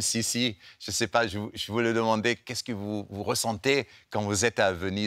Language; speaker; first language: French; non-native, fluent; German